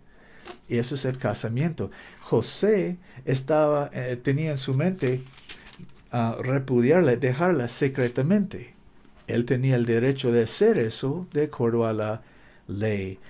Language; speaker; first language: Spanish; non-native, learner; English